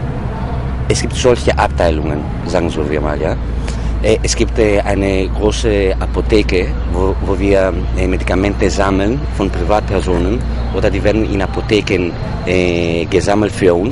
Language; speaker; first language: German; non-native, fluent; Greek